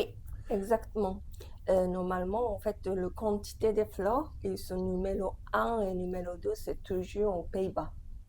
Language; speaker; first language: French; non-native, fluent; Japanese